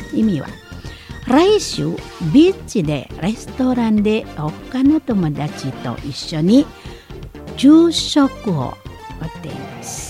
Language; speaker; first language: Japanese; non-native, learner; Indonesian